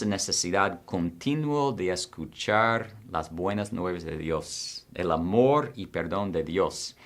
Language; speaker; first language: Spanish; non-native, fluent; English